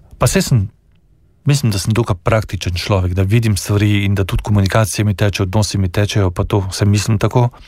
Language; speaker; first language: Slovenian; native; Slovenian